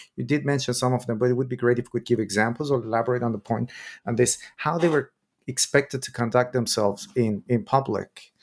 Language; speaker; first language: English; non-native, fluent; Persian